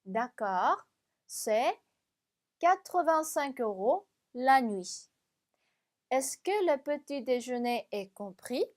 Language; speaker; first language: French; non-native, fluent; Korean